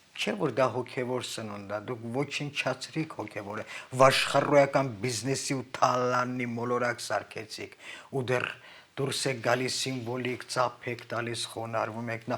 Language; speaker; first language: Armenian; native; Armenian